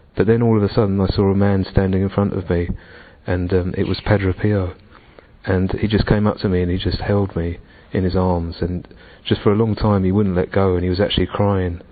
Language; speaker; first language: English; native; English